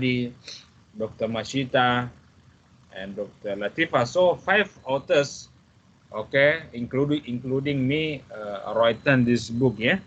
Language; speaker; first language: English; non-native, fluent; Malay